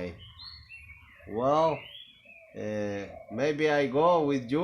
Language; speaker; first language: English; non-native, learner; Spanish